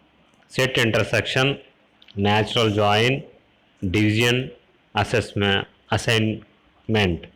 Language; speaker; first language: English; non-native, local second language; Telugu